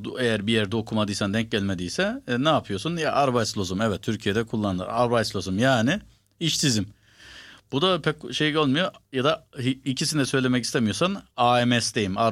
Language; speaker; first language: Turkish; early bilingual, heritage; Turkish